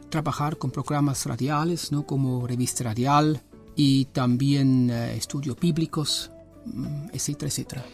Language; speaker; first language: Spanish; non-native, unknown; German